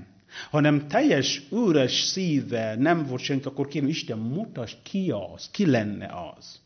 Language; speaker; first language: Hungarian; non-native, learner; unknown